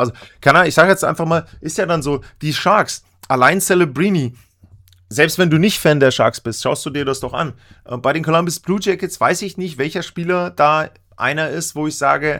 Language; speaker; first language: German; native; German